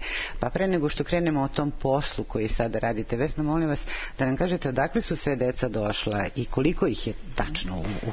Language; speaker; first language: Serbian; native; Serbian